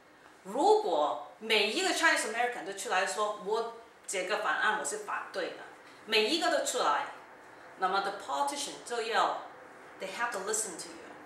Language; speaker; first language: Chinese; early bilingual, heritage; Cantonese